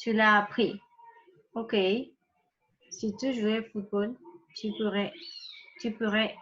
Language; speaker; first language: French; non-native, fluent; Spanish